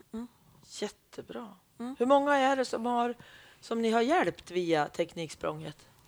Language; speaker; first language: Swedish; native; Swedish